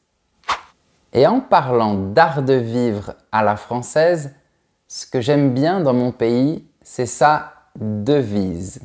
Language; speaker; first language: French; native; French